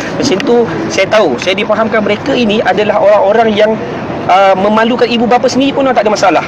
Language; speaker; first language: Malay; native; Malay